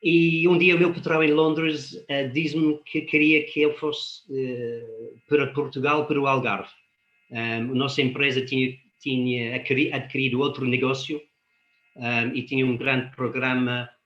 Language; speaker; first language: Portuguese; non-native, fluent; English